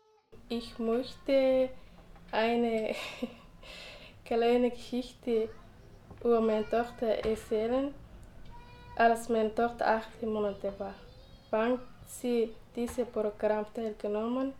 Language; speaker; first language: German; non-native, learner; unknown